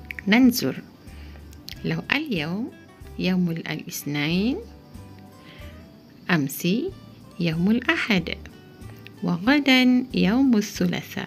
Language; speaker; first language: Arabic; non-native, fluent; Malay